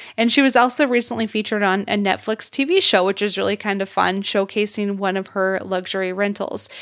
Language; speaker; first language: English; native; English